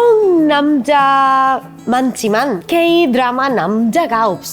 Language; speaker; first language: Korean; non-native, learner; Spanish